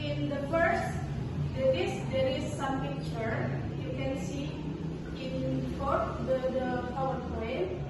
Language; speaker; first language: English; non-native, learner; Indonesian